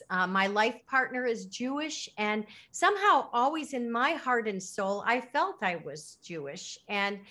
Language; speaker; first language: English; native; English